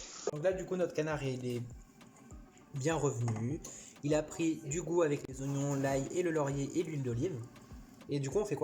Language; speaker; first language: French; early bilingual, other home language; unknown